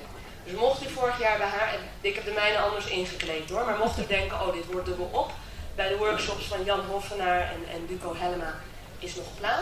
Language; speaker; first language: Dutch; native; Dutch